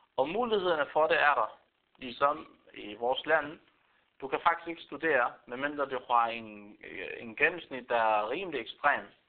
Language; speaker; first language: Danish; non-native, fluent; Arabic